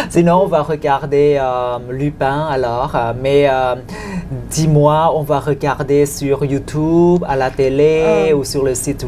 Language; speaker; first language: French; non-native, fluent; Thai